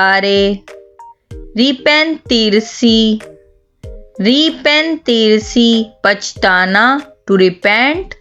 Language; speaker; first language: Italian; non-native, fluent; Urdu